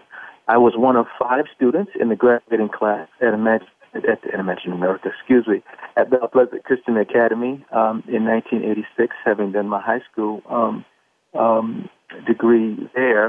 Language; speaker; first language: English; native; English